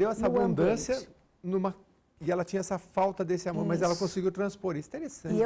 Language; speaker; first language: Portuguese; native; Portuguese